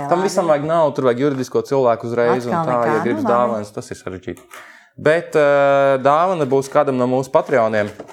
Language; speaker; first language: Latvian; native; Latvian